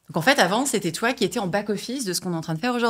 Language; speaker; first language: French; native; French